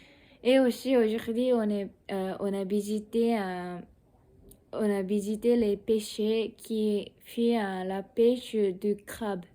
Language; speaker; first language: French; non-native, learner; Japanese